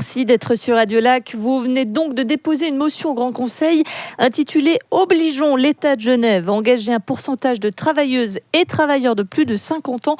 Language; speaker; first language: French; native; French